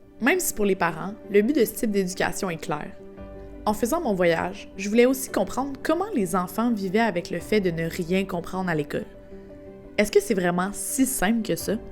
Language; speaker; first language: French; native; French